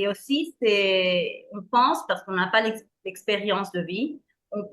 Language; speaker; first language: French; non-native, fluent; Spanish